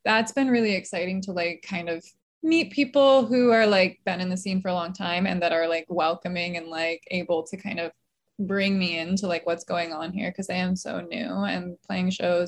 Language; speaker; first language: English; native; English